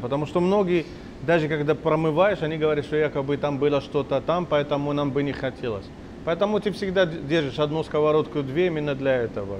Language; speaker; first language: Russian; non-native, fluent; Arabic